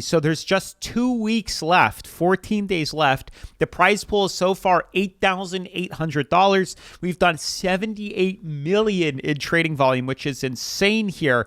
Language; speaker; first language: English; native; English